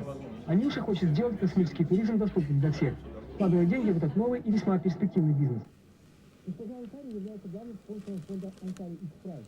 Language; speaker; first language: Russian; native; Russian